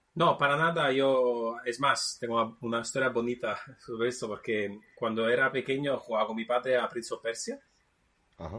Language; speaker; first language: Spanish; non-native, fluent; Italian